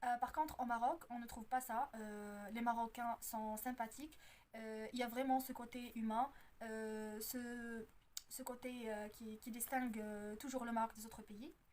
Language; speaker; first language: French; non-native, local second language; Arabic